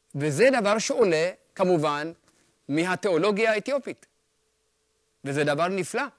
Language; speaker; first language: Hebrew; early bilingual, other home language; Amharic